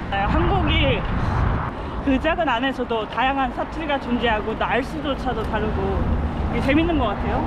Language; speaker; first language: Korean; non-native, fluent; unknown